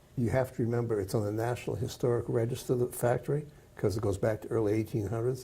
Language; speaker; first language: English; native; English